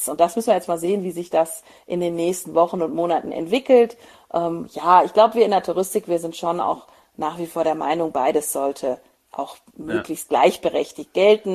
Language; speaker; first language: German; native; German